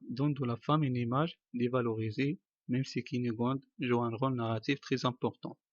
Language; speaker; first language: French; non-native, local second language; Arabic